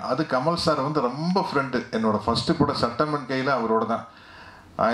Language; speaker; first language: Tamil; native; Tamil